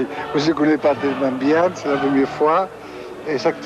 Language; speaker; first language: French; non-native, fluent; Spanish